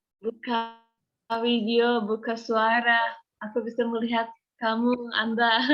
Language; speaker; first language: Indonesian; non-native, learner; Turkish